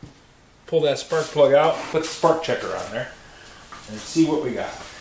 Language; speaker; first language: English; native; English